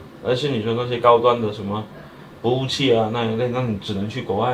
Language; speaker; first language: Chinese; native; Chinese